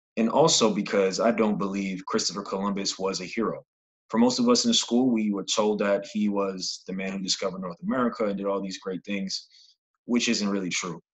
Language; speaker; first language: English; native; English